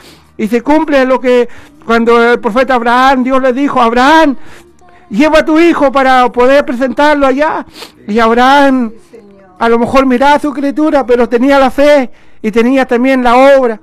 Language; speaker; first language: Spanish; native; Spanish